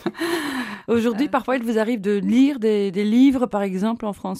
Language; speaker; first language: French; native; French